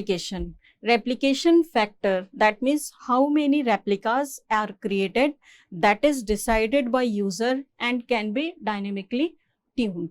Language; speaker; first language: English; non-native, local second language; Hindi